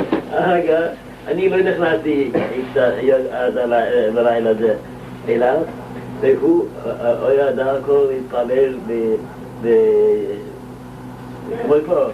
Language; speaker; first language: Hebrew; non-native, local second language; Yiddish